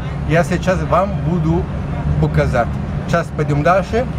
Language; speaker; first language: Russian; non-native, fluent; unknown